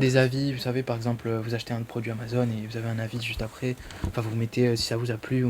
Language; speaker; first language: French; native; French